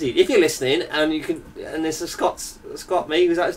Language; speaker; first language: English; native; English